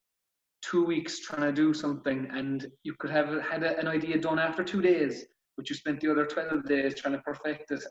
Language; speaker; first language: English; native; English